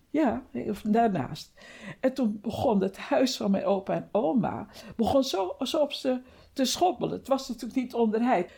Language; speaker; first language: Dutch; native; Dutch